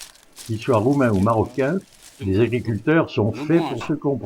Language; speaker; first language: French; native; French